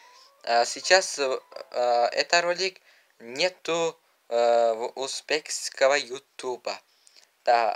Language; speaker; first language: Russian; non-native, learner; Uzbek